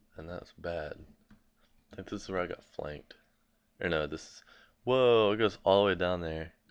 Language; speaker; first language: English; native; English